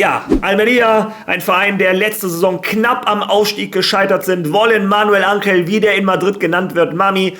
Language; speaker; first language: German; native; German